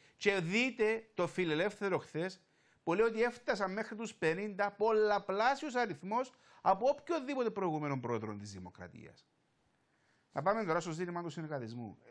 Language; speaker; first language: Greek; native; Greek